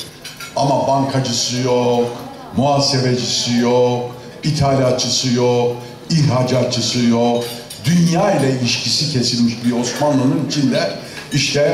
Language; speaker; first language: Turkish; native; Turkish